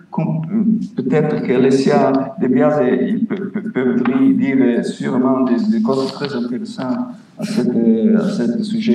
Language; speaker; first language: French; non-native, fluent; Italian